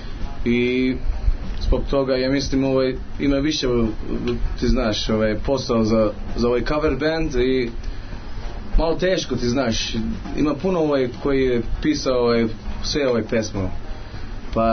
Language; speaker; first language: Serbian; early bilingual, heritage; Serbian